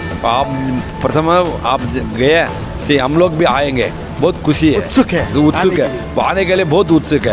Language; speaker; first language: Hindi; non-native, local second language; Tamil